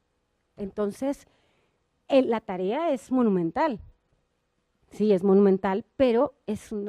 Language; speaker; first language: Spanish; native; Spanish